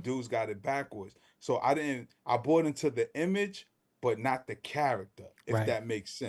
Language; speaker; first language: English; native; English